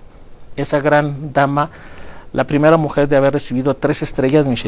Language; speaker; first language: Spanish; non-native, fluent; Greek